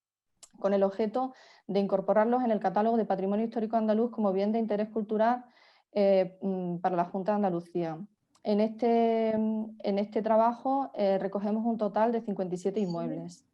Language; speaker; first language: Spanish; native; Spanish